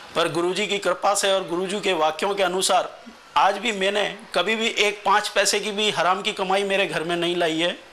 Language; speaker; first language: Hindi; non-native, local second language; Sindhi